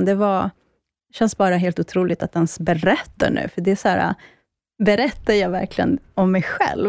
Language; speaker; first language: Swedish; early bilingual, other home language; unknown